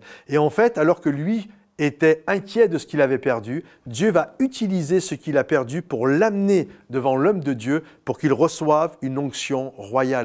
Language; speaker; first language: French; native; French